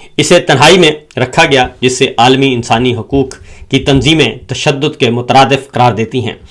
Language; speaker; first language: Urdu; native; Urdu